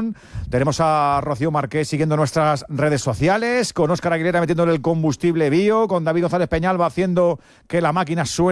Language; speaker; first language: Spanish; native; Spanish